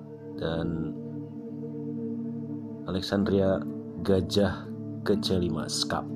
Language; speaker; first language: Indonesian; native; Indonesian